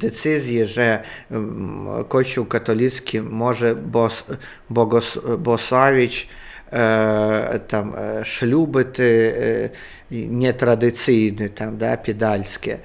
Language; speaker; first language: Polish; non-native, learner; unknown